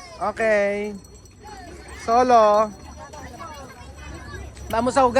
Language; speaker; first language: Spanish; non-native, learner; Filipino